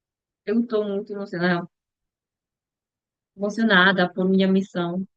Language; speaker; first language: Portuguese; non-native, learner; Spanish